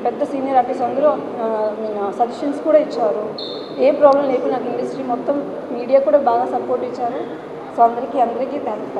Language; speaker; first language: Telugu; non-native, fluent; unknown